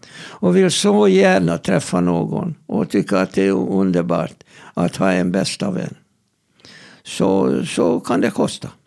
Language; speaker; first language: Swedish; non-native, fluent; Hungarian